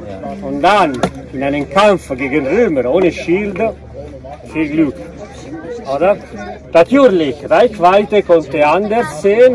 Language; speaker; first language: German; non-native, fluent; Italian